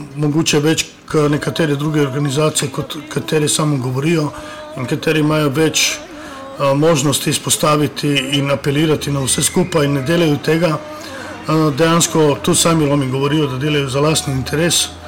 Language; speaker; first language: Slovenian; non-native, local second language; Romany